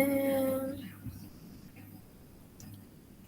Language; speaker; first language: English; non-native, learner; Indonesian